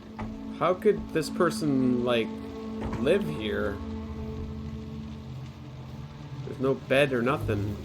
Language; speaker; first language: English; native; English